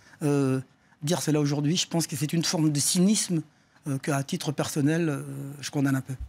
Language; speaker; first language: French; native; French